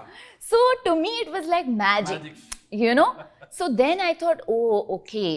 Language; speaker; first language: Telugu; non-native, learner; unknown